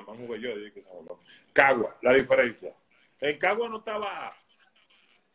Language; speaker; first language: Spanish; native; Spanish